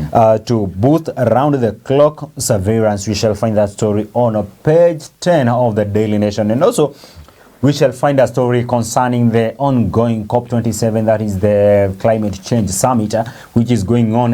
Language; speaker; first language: English; non-native, local second language; Swahili